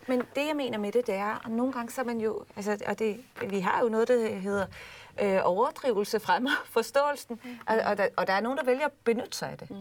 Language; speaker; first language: Danish; native; Danish